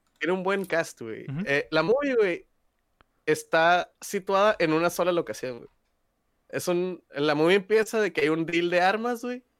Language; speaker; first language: Spanish; native; Spanish